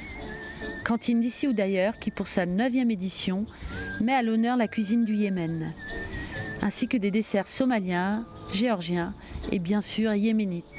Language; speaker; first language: French; native; French